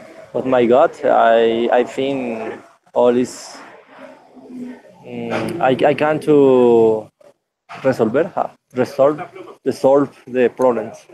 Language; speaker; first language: English; non-native, learner; Spanish